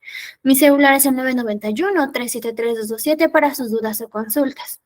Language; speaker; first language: Spanish; native; Spanish